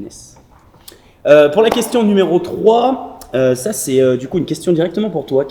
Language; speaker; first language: French; native; French